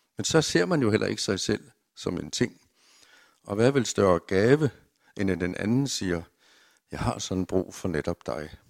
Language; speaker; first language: Danish; native; Danish